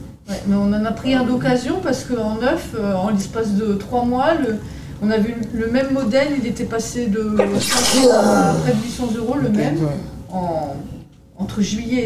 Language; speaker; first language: French; native; French